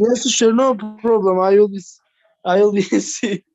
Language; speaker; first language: English; non-native, learner; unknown